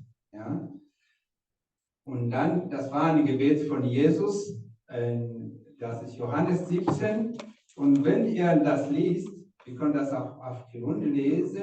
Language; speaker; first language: German; non-native, fluent; Rundi